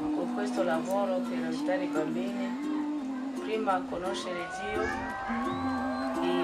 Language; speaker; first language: Italian; non-native, learner; French